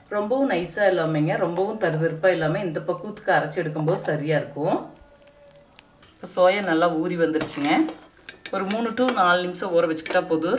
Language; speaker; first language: Tamil; native; Tamil